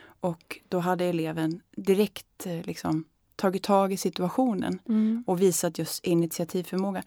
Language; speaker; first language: Swedish; native; Swedish